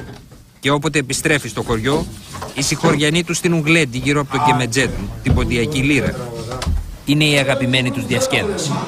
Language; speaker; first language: Greek; native; Greek